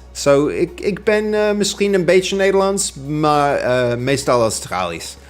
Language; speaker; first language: Dutch; early bilingual, other home language; English